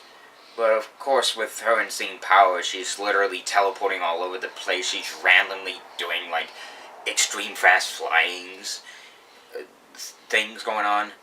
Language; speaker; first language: English; native; English